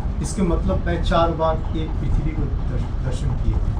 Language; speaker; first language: Hindi; non-native, local second language; Bangla